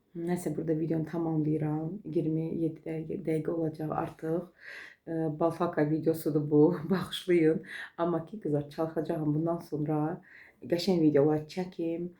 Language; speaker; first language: Azerbaijani; native; Azerbaijani